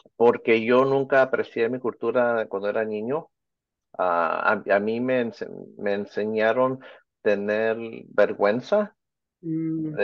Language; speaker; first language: Spanish; early bilingual, heritage; Spanish